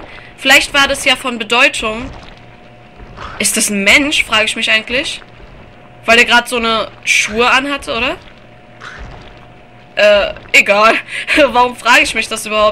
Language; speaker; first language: German; native; German